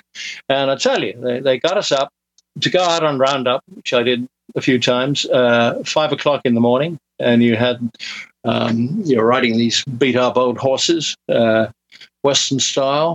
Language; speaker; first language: English; native; English